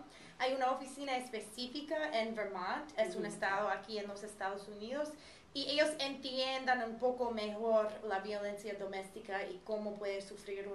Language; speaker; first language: Spanish; non-native, fluent; English